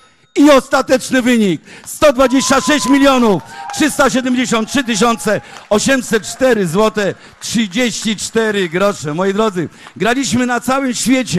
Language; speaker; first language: Polish; native; Polish